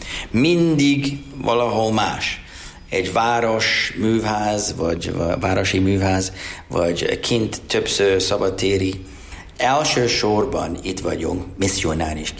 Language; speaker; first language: Hungarian; non-native, learner; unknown